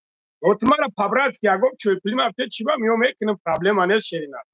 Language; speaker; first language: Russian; non-native, local second language; Tajik